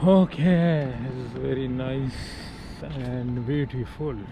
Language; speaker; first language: English; non-native, learner; Urdu